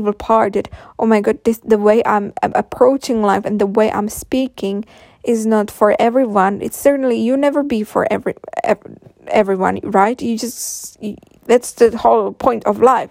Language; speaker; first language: English; non-native, fluent; Czech